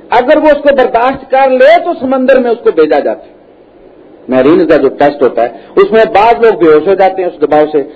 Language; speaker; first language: Urdu; non-native, local second language; Punjabi